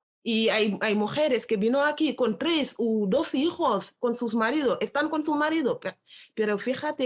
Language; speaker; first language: Spanish; non-native, learner; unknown